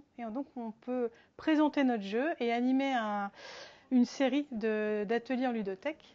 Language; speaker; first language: French; native; French